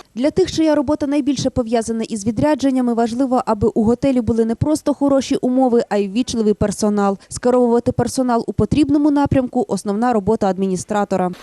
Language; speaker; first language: Ukrainian; native; Ukrainian